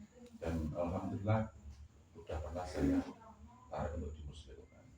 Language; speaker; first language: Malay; non-native, local second language; Javanese